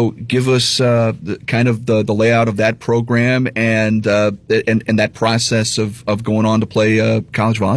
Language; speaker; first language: English; native; English